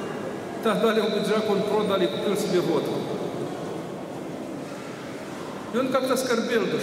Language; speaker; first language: Russian; non-native, local second language; Ukrainian